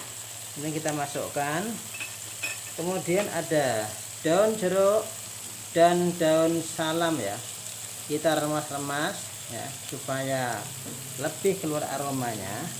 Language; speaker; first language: Indonesian; native; Indonesian